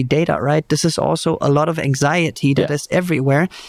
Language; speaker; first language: English; non-native, fluent; German